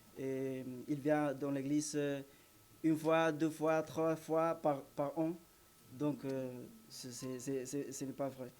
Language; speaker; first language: French; non-native, learner; Spanish